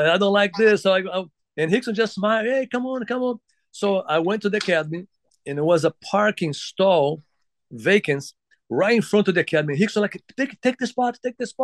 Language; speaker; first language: English; non-native, fluent; Portuguese